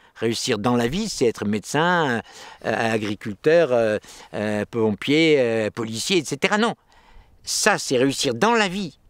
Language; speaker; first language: French; native; French